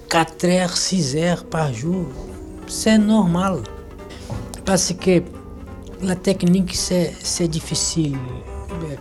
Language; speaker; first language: French; non-native, fluent; Portuguese